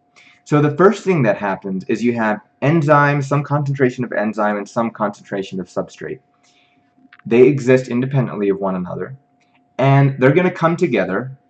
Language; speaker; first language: English; native; English